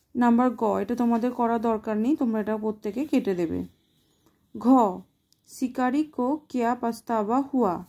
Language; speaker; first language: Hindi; non-native, local second language; Bangla